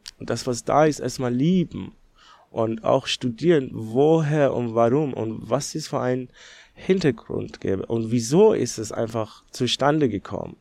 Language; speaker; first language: German; non-native, fluent; Persian